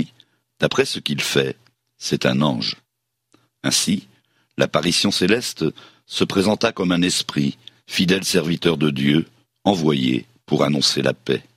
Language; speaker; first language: French; native; French